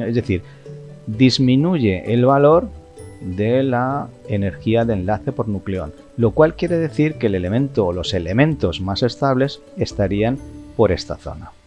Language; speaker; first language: Spanish; native; Spanish